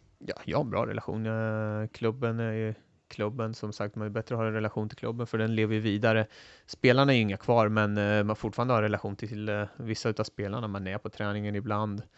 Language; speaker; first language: Swedish; early bilingual, other home language; Turoyo